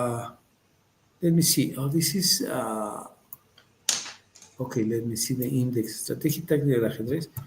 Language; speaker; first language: English; non-native, fluent; Spanish